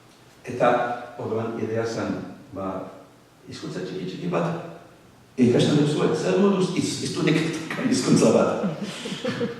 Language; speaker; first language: Basque; non-native, fluent; English